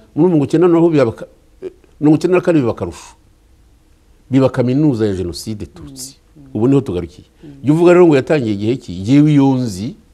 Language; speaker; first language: Kinyarwanda; native; Kinyarwanda